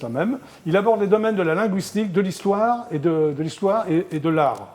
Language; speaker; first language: French; native; French